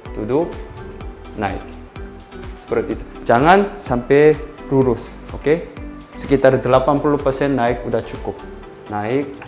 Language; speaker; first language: Indonesian; non-native, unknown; Korean